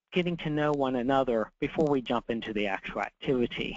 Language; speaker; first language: English; native; English